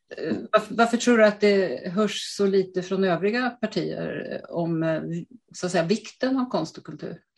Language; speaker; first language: Swedish; native; Swedish